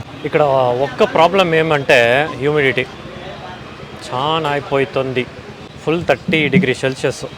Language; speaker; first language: Telugu; non-native, learner; Kannada